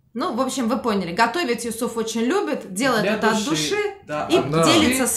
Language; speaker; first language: Russian; native; Russian